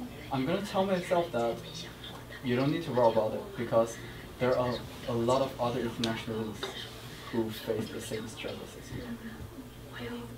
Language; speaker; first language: English; non-native, fluent; Chinese